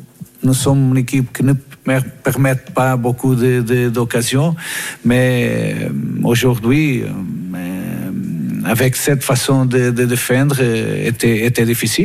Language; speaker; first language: French; non-native, learner; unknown